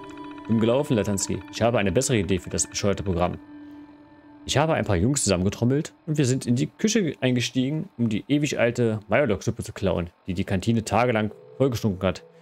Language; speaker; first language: German; native; German